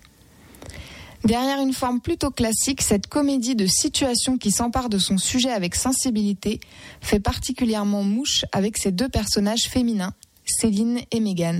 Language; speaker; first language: French; native; French